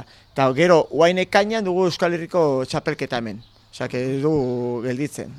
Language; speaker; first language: Basque; native; Basque